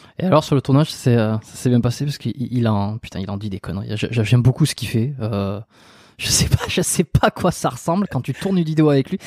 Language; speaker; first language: French; native; French